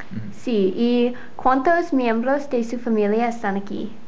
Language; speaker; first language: Spanish; non-native, learner; English